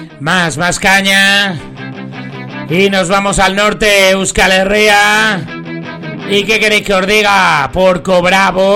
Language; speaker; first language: Spanish; native; Spanish